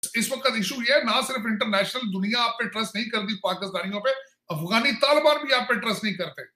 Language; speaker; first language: Urdu; non-native, local second language; Punjabi